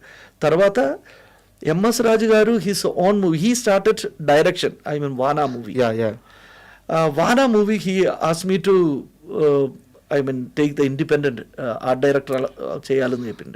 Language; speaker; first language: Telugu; non-native, fluent; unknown